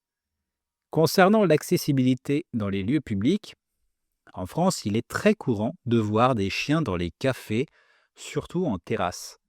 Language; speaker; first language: French; native; French